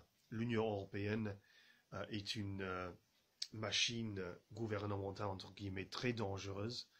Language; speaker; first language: French; non-native, fluent; English